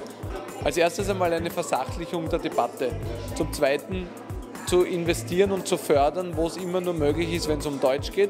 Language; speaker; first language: German; native; German